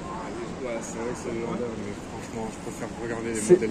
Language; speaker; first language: French; native; French